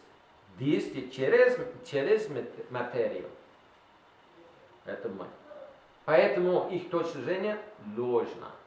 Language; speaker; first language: Russian; non-native, learner; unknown